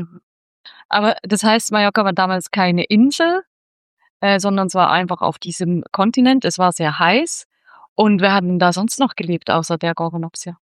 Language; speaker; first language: German; native; German